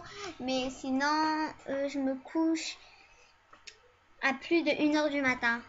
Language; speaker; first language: French; early bilingual, other home language; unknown